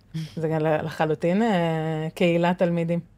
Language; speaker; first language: Hebrew; native; Hebrew